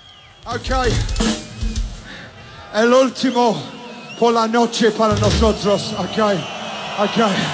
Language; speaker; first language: Spanish; non-native, learner; English